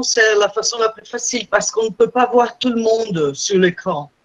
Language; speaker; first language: French; non-native, fluent; Portuguese